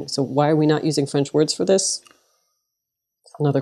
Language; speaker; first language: English; native; English